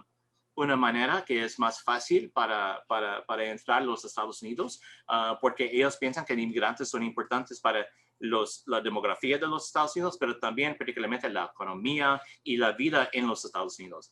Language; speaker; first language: Spanish; non-native, learner; English